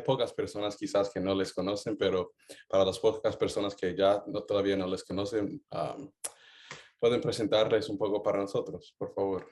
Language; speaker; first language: Spanish; non-native, fluent; English